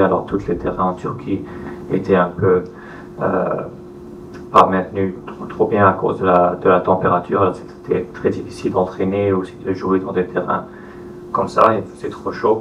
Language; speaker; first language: French; non-native, fluent; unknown